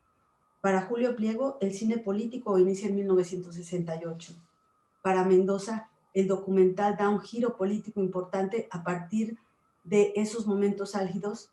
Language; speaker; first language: Spanish; native; Spanish